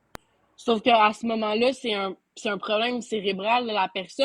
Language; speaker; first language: French; native; French